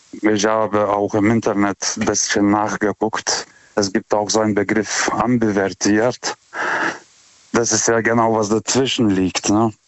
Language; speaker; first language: German; non-native, fluent; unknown